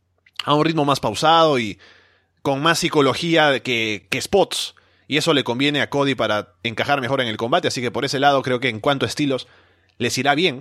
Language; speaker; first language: Spanish; native; Spanish